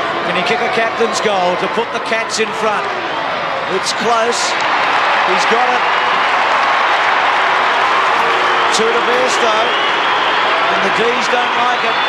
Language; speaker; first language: English; native; English